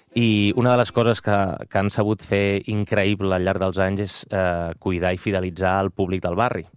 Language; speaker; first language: Catalan; native; Catalan